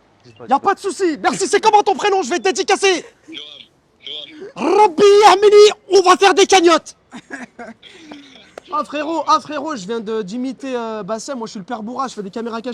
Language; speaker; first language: French; native; French